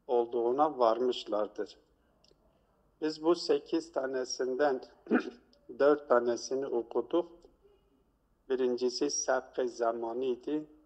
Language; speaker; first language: Turkish; native; Turkish